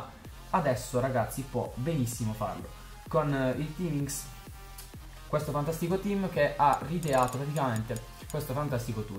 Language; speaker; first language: Italian; native; Italian